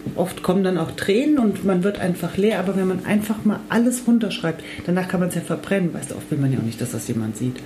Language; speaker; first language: German; native; German